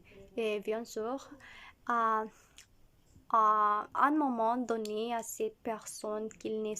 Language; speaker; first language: French; non-native, learner; Spanish